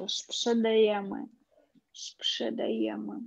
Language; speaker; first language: Polish; non-native, learner; Russian